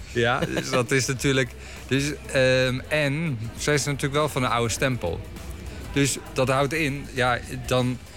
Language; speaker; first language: Dutch; native; Dutch